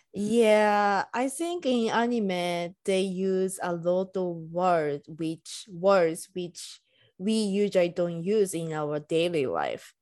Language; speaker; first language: English; non-native, fluent; Japanese